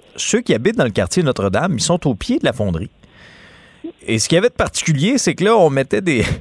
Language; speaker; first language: French; native; French